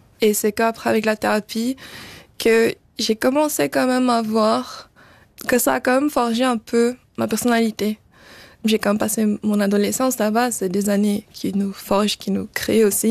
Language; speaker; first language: French; early bilingual, other home language; Portuguese